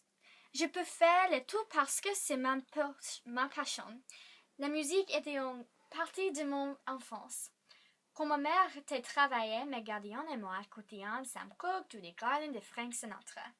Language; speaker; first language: French; non-native, learner; English